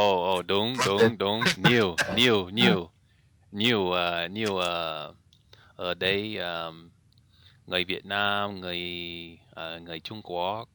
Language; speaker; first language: Vietnamese; non-native, learner; English